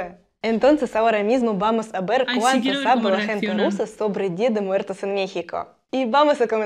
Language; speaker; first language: Spanish; non-native, fluent; Russian